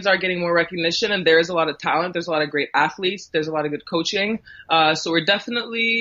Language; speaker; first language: English; native; English